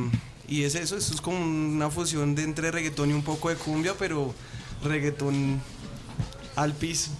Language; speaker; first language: Spanish; native; Spanish